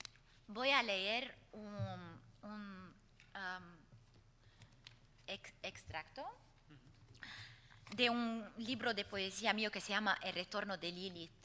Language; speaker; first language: Spanish; non-native, fluent; Arabic